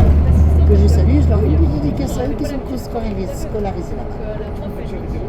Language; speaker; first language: French; native; French